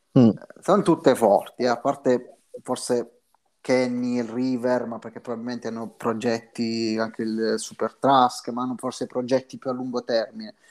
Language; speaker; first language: Italian; native; Italian